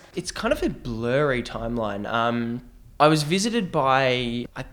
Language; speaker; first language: English; native; English